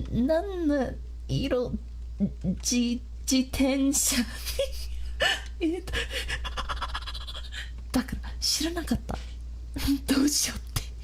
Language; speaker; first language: Japanese; non-native, learner; English